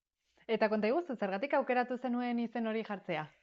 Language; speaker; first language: Basque; native; Basque